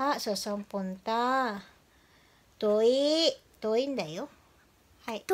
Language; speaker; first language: Japanese; non-native, learner; Filipino